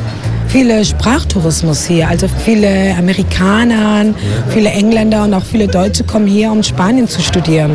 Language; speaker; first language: German; non-native, fluent; Spanish